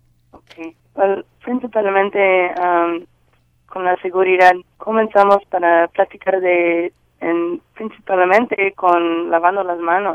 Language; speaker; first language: Spanish; non-native, learner; English